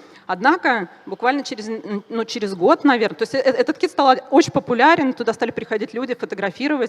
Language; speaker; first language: Russian; native; Russian